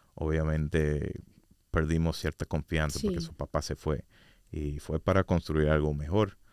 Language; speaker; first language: Spanish; non-native, fluent; English